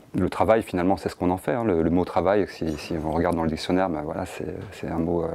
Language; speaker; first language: French; native; French